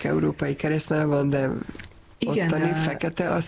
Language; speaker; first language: Hungarian; native; Hungarian